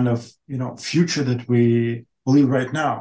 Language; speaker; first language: English; non-native, fluent; Ukrainian